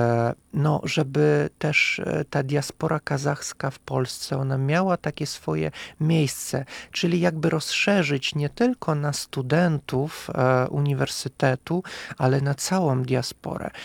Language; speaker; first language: Polish; non-native, fluent; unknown